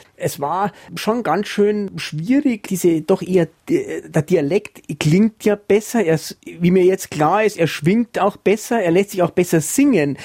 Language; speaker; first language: German; native; German